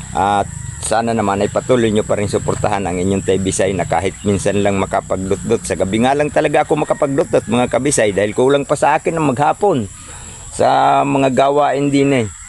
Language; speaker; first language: Filipino; non-native, local second language; Cebuano